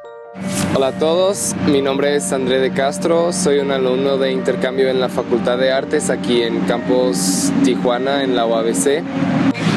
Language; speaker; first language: Spanish; non-native, fluent; Portuguese